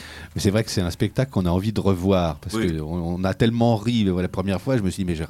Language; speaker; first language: French; native; French